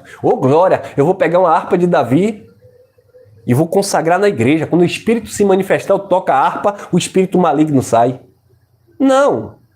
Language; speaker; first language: Portuguese; native; Portuguese